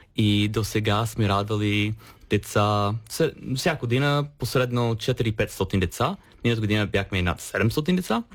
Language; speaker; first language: Bulgarian; non-native, fluent; English